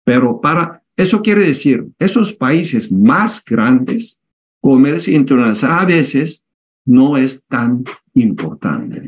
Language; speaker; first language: Spanish; non-native, fluent; Korean